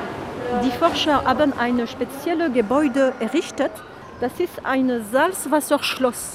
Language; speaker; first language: German; non-native, fluent; French